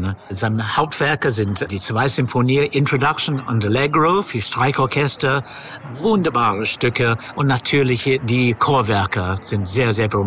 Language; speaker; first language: German; non-native, fluent; English